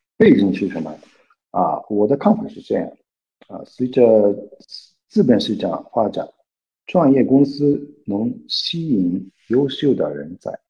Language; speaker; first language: Chinese; non-native, fluent; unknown